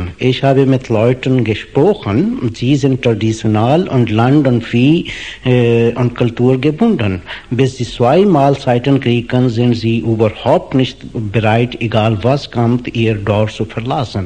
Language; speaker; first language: German; non-native, fluent; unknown